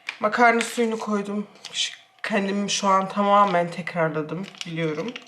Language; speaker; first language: Turkish; early bilingual, heritage; Turkish